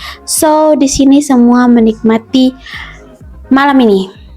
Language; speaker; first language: Indonesian; native; Indonesian